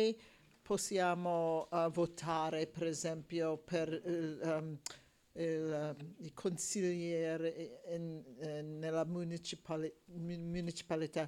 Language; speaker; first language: Italian; non-native, learner; English